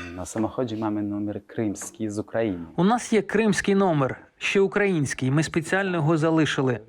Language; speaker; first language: Ukrainian; early bilingual, heritage; Uzbek